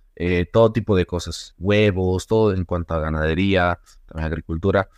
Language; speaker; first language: Spanish; native; Spanish